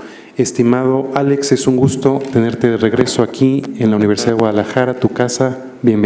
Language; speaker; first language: Spanish; native; Spanish